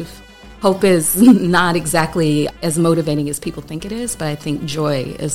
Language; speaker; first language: English; native; English